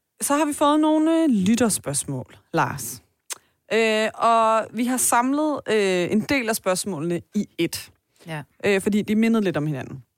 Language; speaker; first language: Danish; early bilingual, other home language; Persian